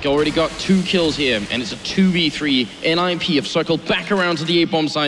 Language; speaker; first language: English; non-native, fluent; Swedish